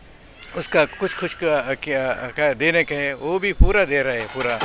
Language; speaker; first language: Hindi; non-native, local second language; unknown